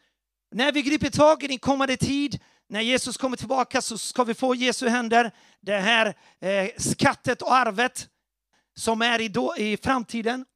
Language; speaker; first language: Swedish; non-native, fluent; Portuguese